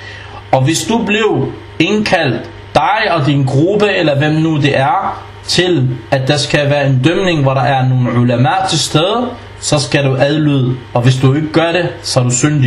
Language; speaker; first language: Danish; early bilingual, other home language; Arabic